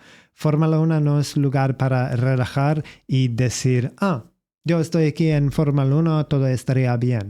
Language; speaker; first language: Spanish; non-native, learner; English